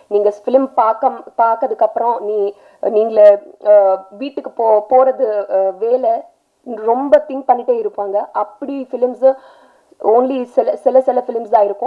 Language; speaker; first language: Tamil; non-native, learner; Telugu